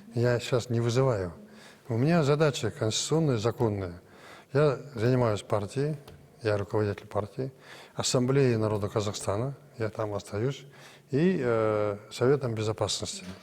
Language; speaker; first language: Russian; non-native, local second language; Kazakh